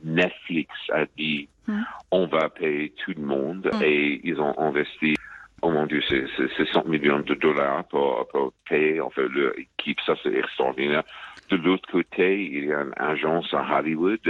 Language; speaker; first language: French; non-native, fluent; English